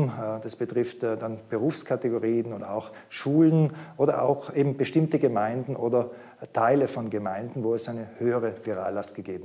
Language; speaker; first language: German; native; German